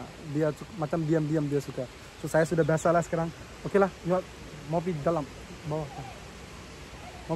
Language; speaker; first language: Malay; non-native, learner; Bangla